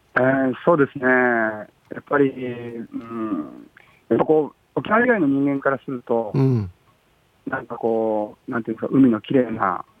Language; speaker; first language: Japanese; native; Japanese